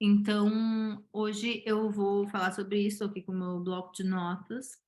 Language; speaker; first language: Portuguese; native; Portuguese